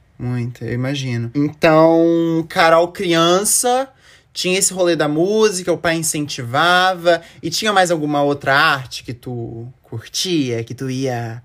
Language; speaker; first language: Portuguese; native; Portuguese